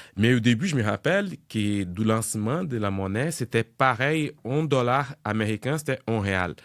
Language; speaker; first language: French; non-native, fluent; Portuguese